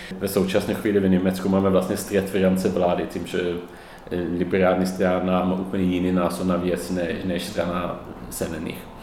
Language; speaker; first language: Czech; non-native, fluent; Swedish